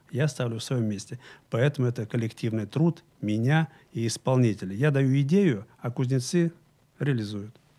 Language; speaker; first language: Russian; native; Russian